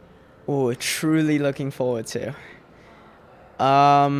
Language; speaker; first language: English; native; English